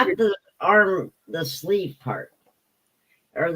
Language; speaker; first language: English; native; English